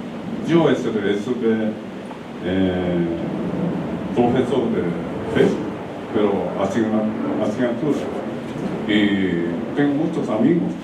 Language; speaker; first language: Spanish; non-native, learner; Japanese